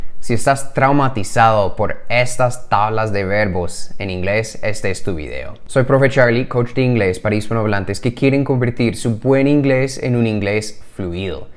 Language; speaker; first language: Spanish; non-native, fluent; English